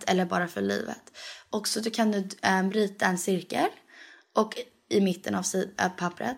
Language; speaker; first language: Swedish; early bilingual, heritage; Swedish